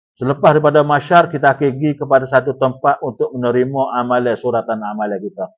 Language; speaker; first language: Malay; native; Malay